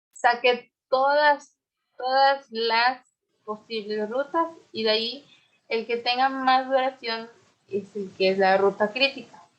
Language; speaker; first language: Spanish; native; Spanish